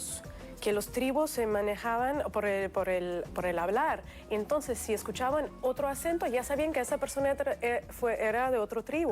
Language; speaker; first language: Spanish; non-native, fluent; Russian